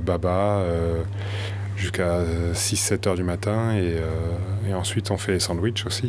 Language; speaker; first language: French; native; French